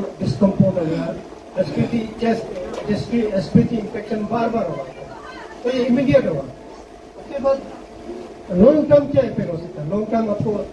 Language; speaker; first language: Hindi; non-native, local second language; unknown